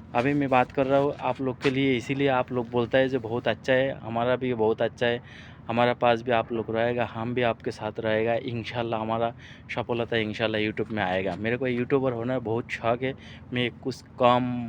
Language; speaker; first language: Hindi; non-native, learner; Bangla